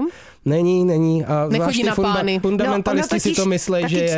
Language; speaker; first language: Czech; native; Czech